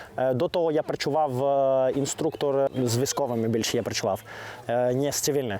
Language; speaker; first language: Ukrainian; non-native, learner; Greek